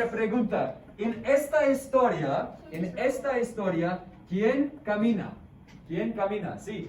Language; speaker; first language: Spanish; non-native, fluent; English